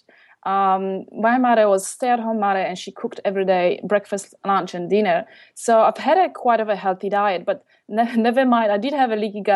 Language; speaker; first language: English; non-native, fluent; Polish